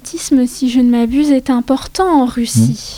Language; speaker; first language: French; native; French